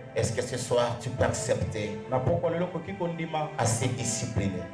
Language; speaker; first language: French; non-native, local second language; Lingala